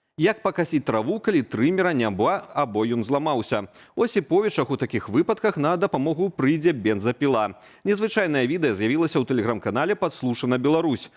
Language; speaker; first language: Belarusian; native; Belarusian